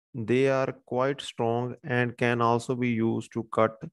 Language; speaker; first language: English; non-native, local second language; Punjabi